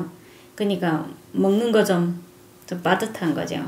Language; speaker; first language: Korean; native; Korean